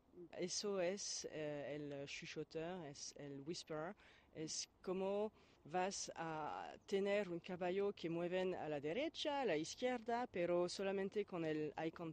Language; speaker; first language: Spanish; non-native, fluent; French